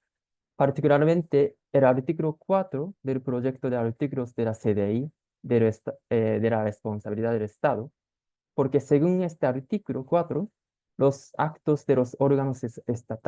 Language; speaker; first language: Spanish; non-native, fluent; Japanese